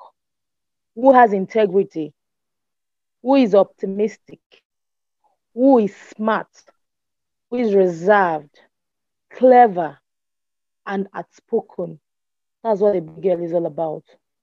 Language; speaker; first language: English; non-native, local second language; Igbo